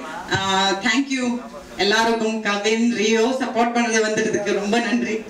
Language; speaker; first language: Tamil; non-native, local second language; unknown